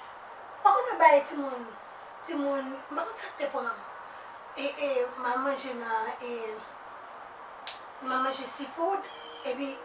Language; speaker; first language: French; non-native, local second language; Haitian Creole